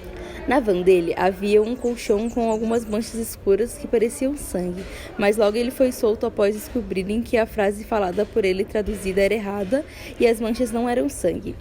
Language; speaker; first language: Portuguese; native; Portuguese